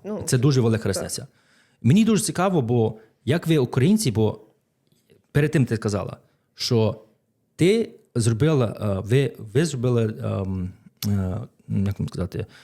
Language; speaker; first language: Ukrainian; non-native, fluent; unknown